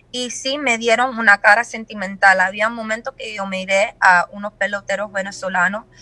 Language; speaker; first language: Spanish; early bilingual, heritage; Spanish